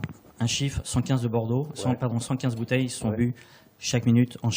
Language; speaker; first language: French; native; French